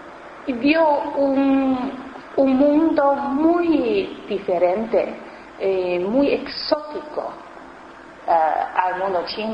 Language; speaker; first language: Spanish; non-native, fluent; Chinese